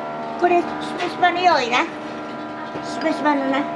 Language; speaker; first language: Japanese; native; Japanese